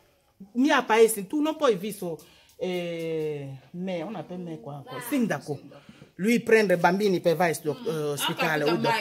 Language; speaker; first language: Italian; non-native, learner; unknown